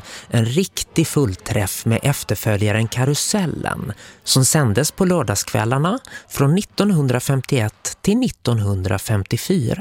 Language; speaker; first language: Swedish; native; Swedish